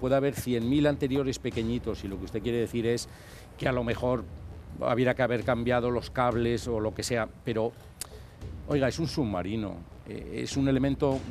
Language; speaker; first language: Spanish; native; Spanish